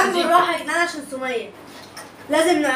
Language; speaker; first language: Arabic; native; Arabic